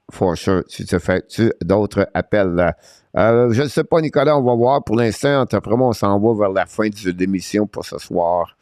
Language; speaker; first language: French; native; French